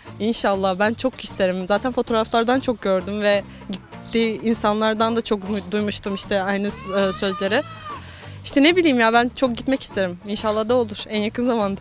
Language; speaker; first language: Turkish; non-native, fluent; Bosnian